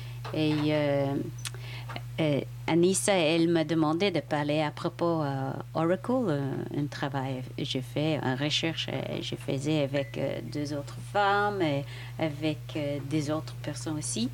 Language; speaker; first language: French; non-native, fluent; English